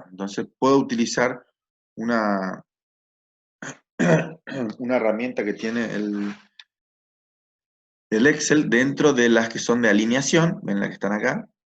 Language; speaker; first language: Spanish; native; Spanish